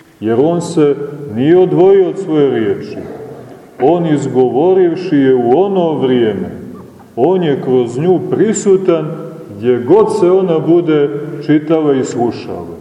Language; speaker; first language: Serbian; native; Serbian